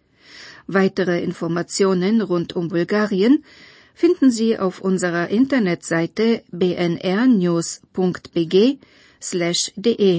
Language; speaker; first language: German; non-native, fluent; Bulgarian